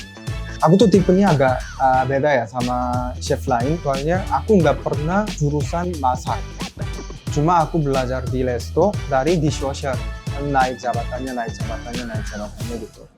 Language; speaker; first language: Indonesian; early bilingual, other home language; Korean